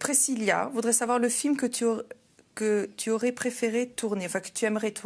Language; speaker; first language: French; native; French